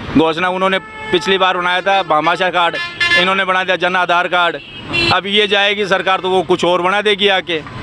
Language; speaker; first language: Hindi; native; Hindi